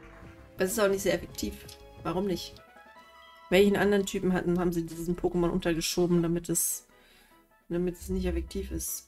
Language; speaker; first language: German; native; German